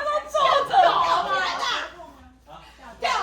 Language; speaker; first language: Chinese; native; Chinese